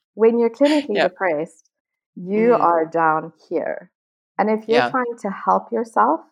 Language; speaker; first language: English; native; English